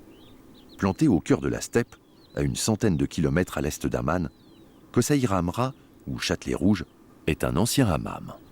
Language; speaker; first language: French; native; French